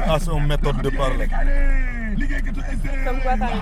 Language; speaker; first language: French; non-native, local second language; Wolof